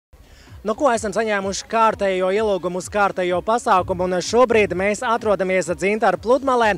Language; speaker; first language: Latvian; native; Latvian